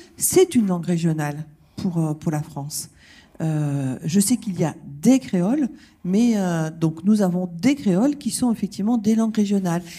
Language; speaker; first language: French; native; French